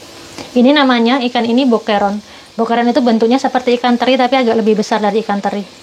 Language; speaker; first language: Indonesian; native; Indonesian